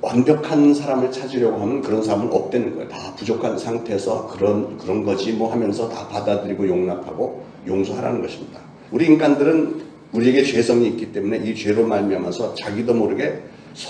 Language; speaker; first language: Korean; native; Korean